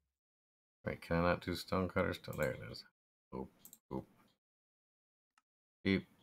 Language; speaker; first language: English; native; English